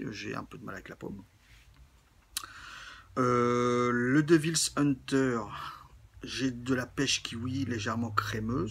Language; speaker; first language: French; native; French